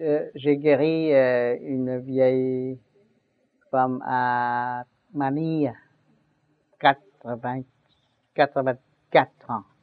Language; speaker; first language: French; non-native, learner; Vietnamese